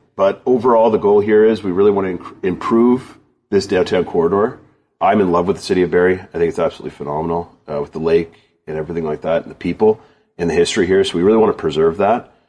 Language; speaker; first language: English; native; English